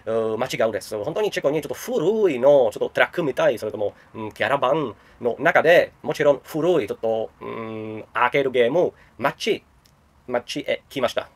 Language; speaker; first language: Japanese; non-native, learner; Czech